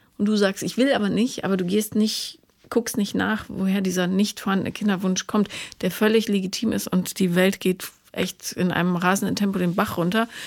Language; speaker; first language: German; native; German